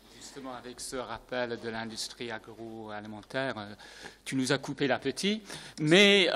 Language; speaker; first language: French; native; French